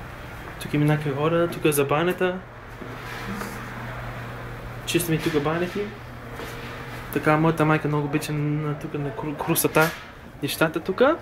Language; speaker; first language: Bulgarian; early bilingual, heritage; Bulgarian